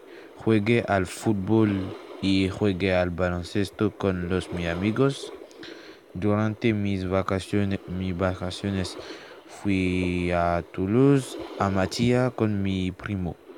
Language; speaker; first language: Spanish; non-native, learner; French